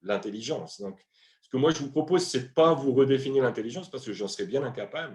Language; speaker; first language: French; native; French